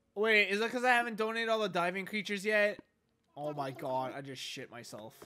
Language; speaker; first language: English; native; English